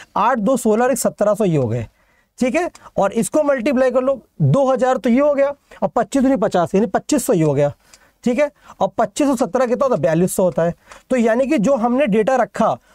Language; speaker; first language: Hindi; native; Hindi